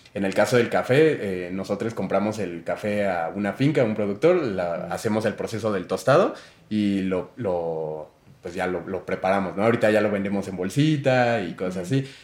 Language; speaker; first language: Spanish; native; Spanish